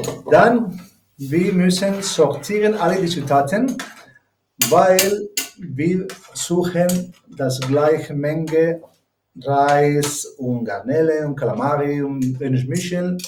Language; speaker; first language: German; non-native, learner; Spanish